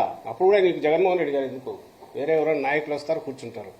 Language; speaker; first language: Telugu; native; Telugu